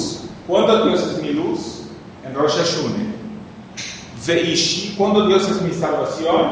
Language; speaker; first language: Spanish; non-native, fluent; Portuguese